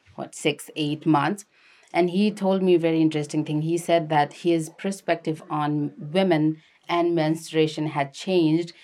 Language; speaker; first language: English; non-native, local second language; Nepali